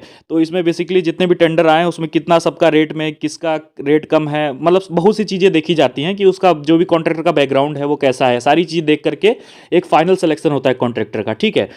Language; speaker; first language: Hindi; native; Hindi